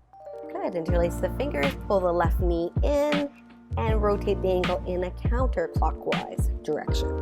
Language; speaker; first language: English; native; English